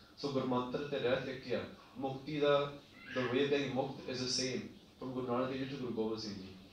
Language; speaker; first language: Punjabi; early bilingual, heritage; Punjabi